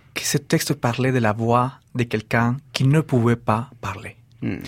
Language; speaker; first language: French; non-native, fluent; Spanish